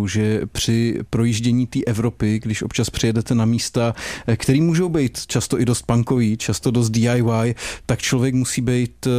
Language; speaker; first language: Czech; native; Czech